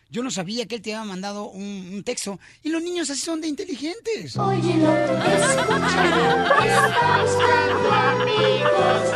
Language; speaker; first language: Spanish; native; Spanish